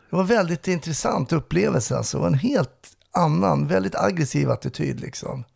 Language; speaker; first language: Swedish; native; Swedish